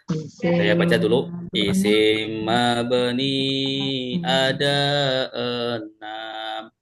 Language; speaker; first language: Indonesian; native; Indonesian